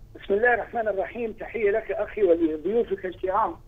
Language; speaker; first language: Arabic; native; Arabic